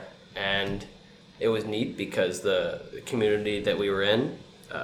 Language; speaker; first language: English; native; English